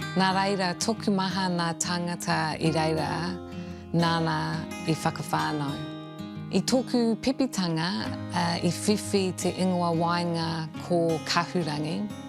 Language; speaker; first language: Māori; early bilingual, other home language; English